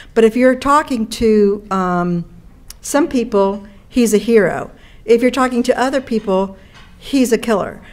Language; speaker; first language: English; native; English